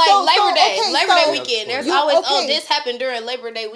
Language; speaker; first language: English; native; English